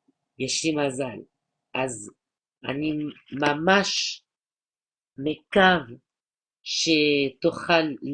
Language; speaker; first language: Hebrew; non-native, learner; French